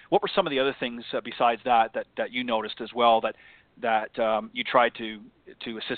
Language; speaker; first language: English; native; English